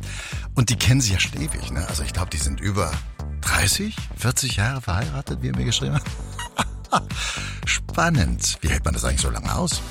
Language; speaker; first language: German; native; German